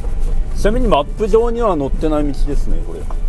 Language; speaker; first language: Japanese; native; Japanese